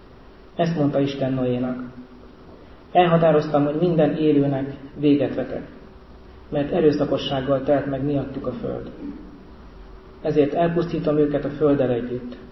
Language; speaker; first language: Hungarian; native; Hungarian